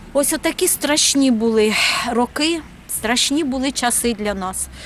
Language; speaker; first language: Ukrainian; native; Ukrainian